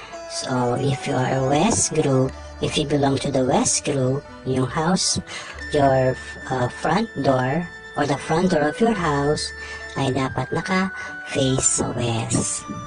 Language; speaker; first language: English; non-native, local second language; Filipino